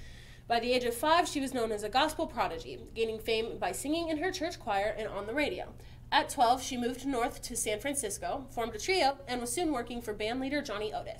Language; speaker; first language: English; native; English